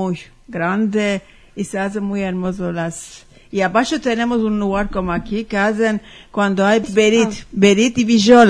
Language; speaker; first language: Spanish; early bilingual, heritage; Ladino